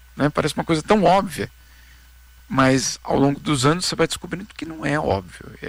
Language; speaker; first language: Portuguese; native; Portuguese